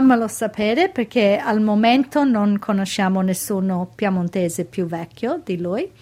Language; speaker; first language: Italian; early bilingual, heritage; Italian